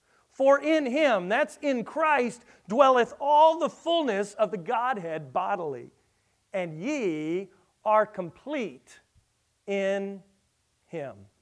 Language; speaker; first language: English; native; English